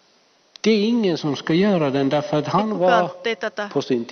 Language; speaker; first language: Swedish; non-native, fluent; Finnish